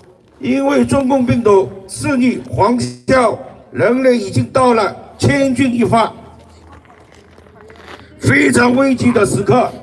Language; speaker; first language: Chinese; native; Chinese